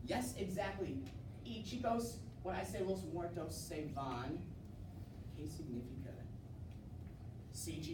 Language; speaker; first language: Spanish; non-native, learner; English